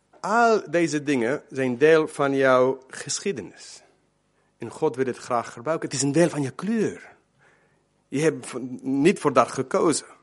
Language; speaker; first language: Dutch; non-native, fluent; Spanish